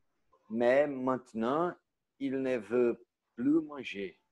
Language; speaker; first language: French; non-native, learner; Portuguese